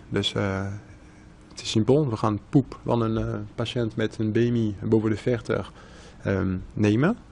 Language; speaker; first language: Dutch; non-native, fluent; French